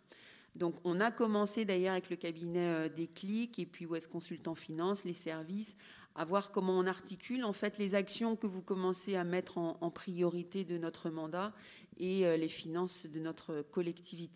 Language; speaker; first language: French; native; French